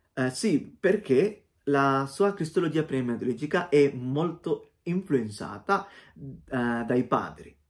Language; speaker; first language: Italian; non-native, fluent; Sinhala